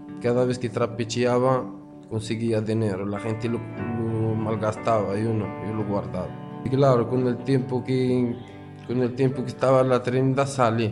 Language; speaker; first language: Spanish; non-native, fluent; Arabic